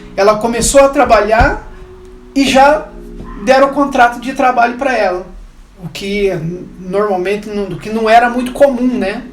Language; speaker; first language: Portuguese; native; Portuguese